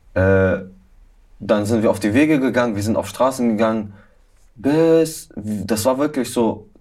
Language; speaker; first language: German; early bilingual, other home language; Arabic